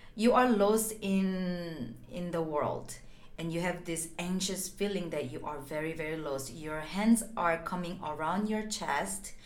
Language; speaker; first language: English; non-native, fluent; Korean